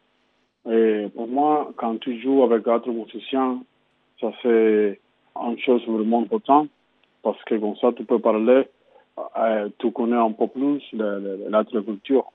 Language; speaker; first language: French; non-native, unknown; Spanish